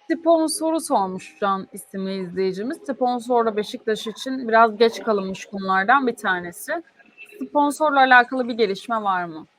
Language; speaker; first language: Turkish; native; Turkish